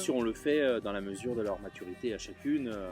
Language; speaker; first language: French; native; French